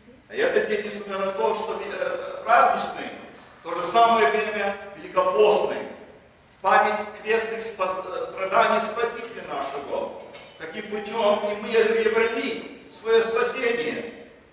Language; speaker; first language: Russian; early bilingual, heritage; Russian